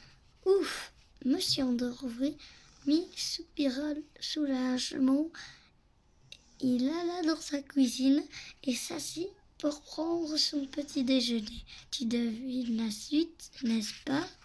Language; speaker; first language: French; native; French